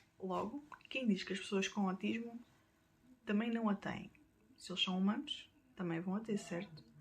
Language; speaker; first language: Portuguese; native; Portuguese